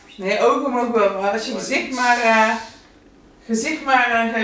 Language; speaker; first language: Dutch; native; Dutch